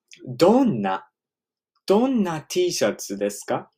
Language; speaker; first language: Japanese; non-native, fluent; English